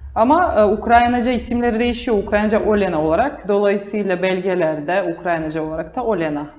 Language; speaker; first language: Turkish; non-native, fluent; Russian